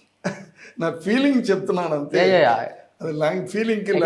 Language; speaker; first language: Telugu; non-native, learner; Tamil